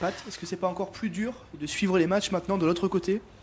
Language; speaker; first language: French; native; French